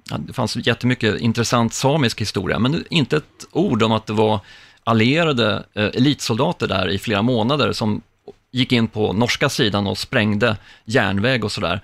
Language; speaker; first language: Swedish; native; Swedish